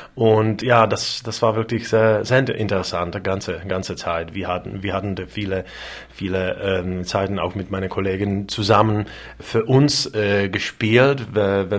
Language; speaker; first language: German; non-native, learner; Czech